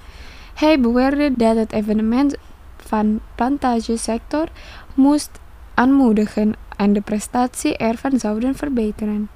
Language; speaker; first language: Dutch; non-native, fluent; Indonesian